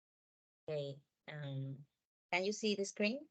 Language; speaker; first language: English; non-native, learner; Spanish